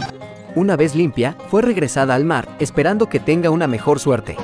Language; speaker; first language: Spanish; native; Spanish